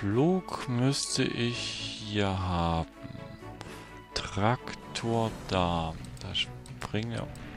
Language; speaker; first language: German; native; German